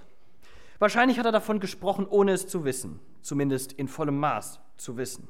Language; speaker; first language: German; native; German